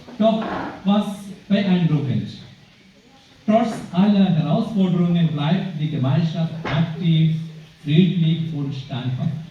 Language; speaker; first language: German; non-native, fluent; Malayalam